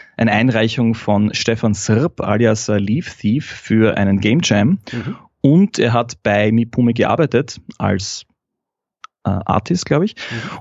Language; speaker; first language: German; native; German